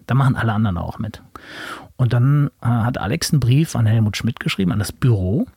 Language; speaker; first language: German; native; German